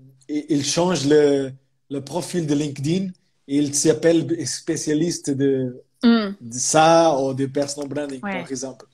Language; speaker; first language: French; non-native, fluent; Portuguese